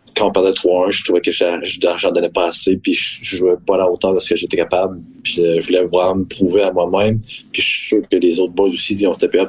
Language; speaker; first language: French; native; French